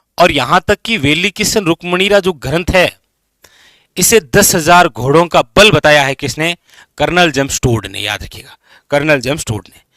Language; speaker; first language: Hindi; native; Hindi